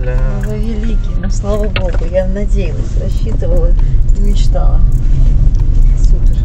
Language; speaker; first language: Russian; native; Russian